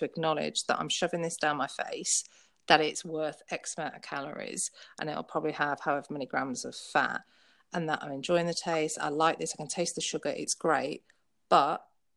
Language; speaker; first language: English; native; English